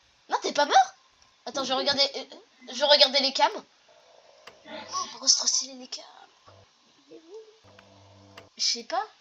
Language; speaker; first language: French; native; French